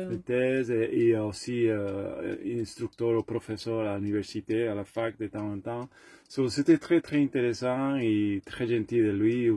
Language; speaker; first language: French; non-native, learner; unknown